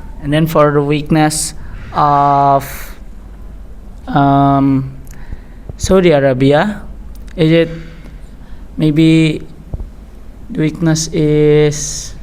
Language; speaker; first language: English; non-native, learner; Indonesian